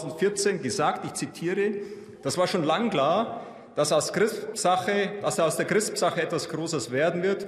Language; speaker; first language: German; native; German